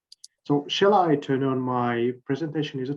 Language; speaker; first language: English; non-native, fluent; Russian